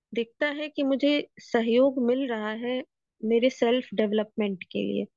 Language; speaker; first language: Hindi; native; Hindi